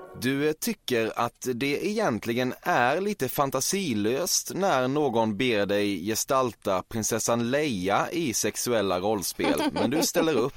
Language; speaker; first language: Swedish; native; Swedish